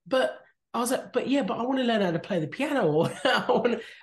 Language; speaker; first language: English; native; English